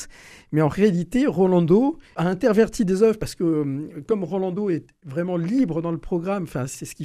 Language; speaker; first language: French; native; French